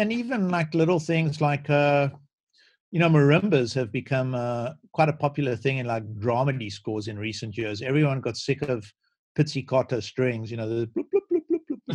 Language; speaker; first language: English; native; English